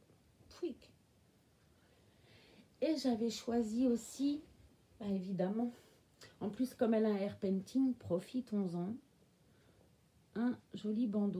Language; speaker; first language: French; native; French